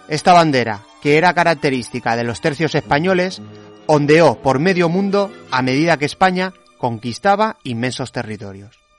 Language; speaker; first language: Spanish; native; Spanish